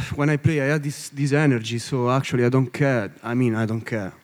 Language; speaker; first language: English; non-native, learner; Italian